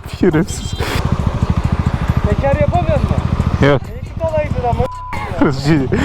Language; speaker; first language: Turkish; native; Turkish